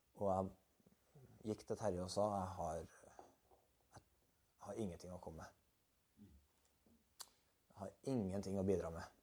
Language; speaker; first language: Norwegian; native; Norwegian